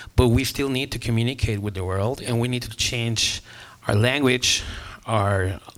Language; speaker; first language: English; non-native, fluent; Spanish